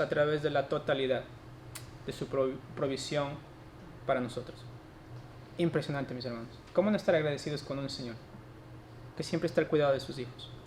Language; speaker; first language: Spanish; native; Spanish